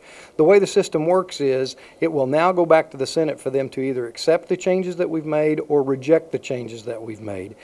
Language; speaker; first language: English; native; English